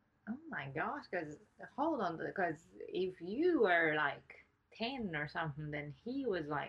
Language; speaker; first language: English; non-native, fluent; Japanese